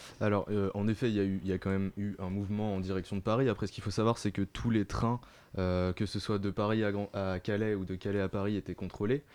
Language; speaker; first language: French; native; French